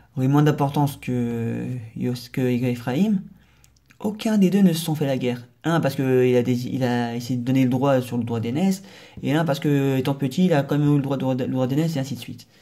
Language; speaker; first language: French; native; French